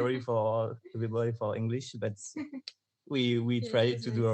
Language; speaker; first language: English; non-native, learner; French